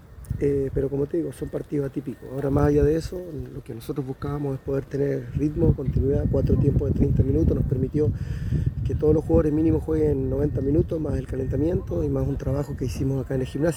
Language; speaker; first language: Spanish; native; Spanish